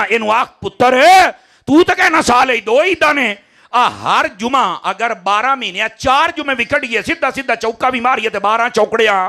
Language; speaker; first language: Urdu; non-native, local second language; Punjabi